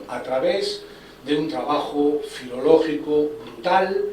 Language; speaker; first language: Spanish; non-native, local second language; Galician